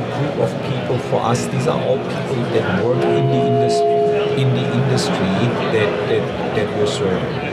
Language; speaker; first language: English; non-native, fluent; German